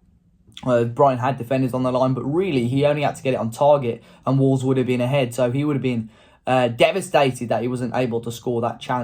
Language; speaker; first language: English; native; English